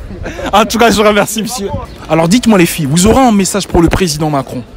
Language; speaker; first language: French; native; French